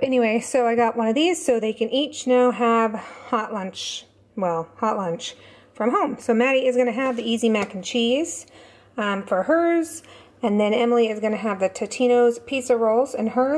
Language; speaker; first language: English; native; English